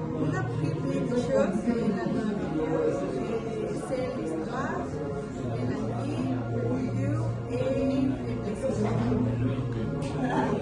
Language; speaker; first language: French; non-native, learner; Spanish